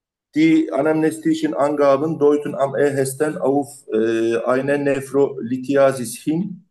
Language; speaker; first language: German; non-native, learner; Turkish